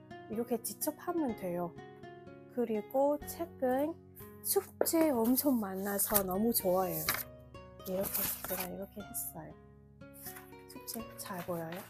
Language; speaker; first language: Korean; non-native, fluent; Vietnamese